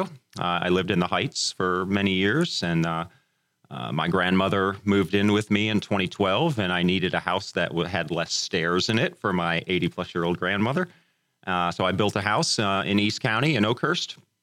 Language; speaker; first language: English; native; English